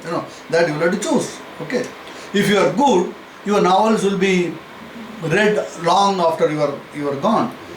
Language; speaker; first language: English; non-native, local second language; Tamil